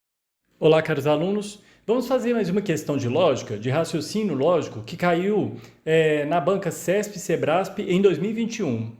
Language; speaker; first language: Portuguese; native; Portuguese